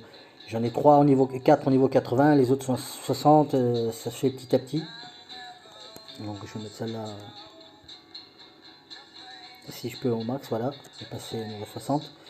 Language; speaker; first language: French; native; French